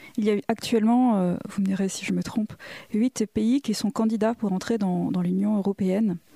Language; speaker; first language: French; native; French